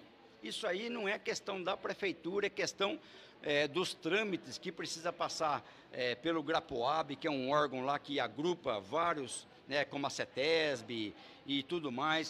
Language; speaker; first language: Portuguese; native; Portuguese